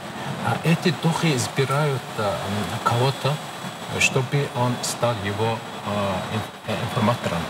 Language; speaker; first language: Russian; non-native, fluent; Mongolian